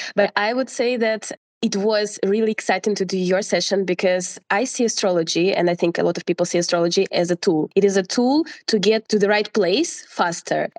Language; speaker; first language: English; non-native, fluent; Russian